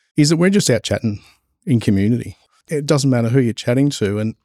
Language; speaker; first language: English; native; English